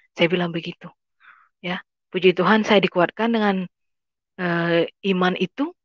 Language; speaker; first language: Indonesian; native; Indonesian